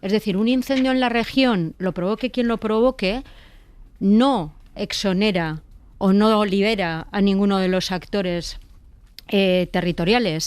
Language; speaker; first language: Spanish; native; Spanish